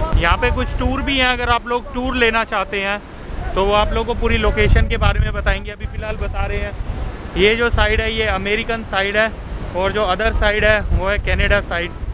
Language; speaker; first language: Hindi; native; Hindi